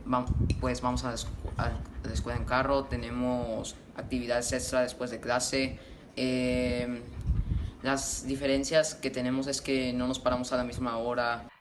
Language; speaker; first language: Spanish; native; Spanish